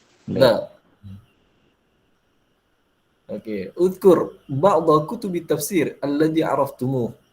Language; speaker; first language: Arabic; non-native, fluent; Malay